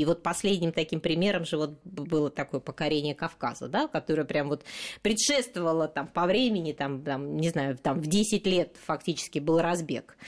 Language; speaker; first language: Russian; native; Russian